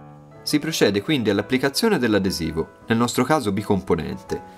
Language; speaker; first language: Italian; native; Italian